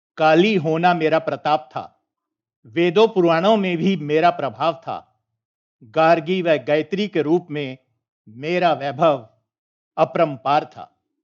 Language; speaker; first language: Hindi; non-native, local second language; Punjabi